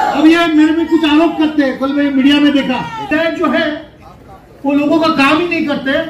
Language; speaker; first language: Hindi; non-native, local second language; Marathi